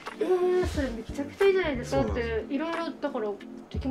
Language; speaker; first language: Japanese; native; Japanese